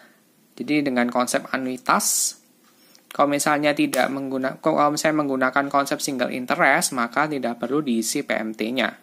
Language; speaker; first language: Indonesian; native; Indonesian